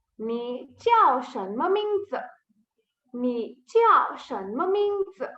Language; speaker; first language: Chinese; non-native, fluent; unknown